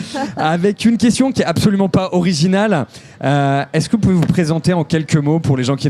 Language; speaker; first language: French; native; French